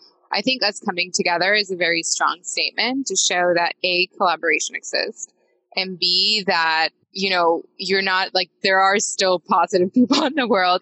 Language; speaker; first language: English; non-native, fluent; Spanish